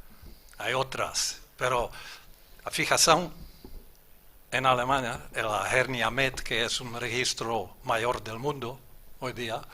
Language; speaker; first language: Spanish; non-native, fluent; German